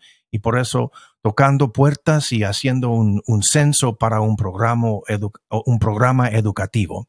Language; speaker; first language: Spanish; non-native, fluent; English